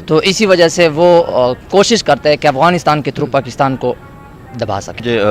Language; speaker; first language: Hindi; non-native, local second language; Pashto